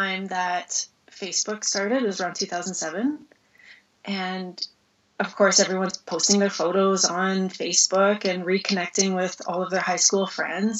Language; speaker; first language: English; native; English